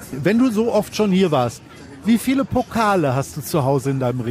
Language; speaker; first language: German; native; German